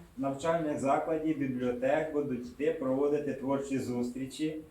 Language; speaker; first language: Ukrainian; native; Ukrainian